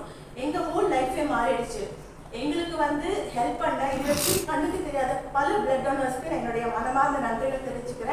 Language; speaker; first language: Tamil; native; Tamil